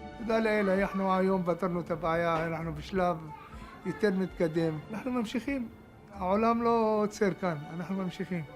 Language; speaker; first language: Hebrew; non-native, local second language; Arabic